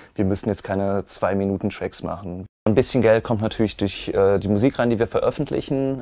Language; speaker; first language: German; native; German